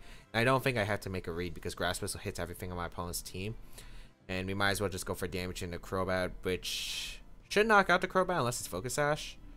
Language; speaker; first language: English; native; English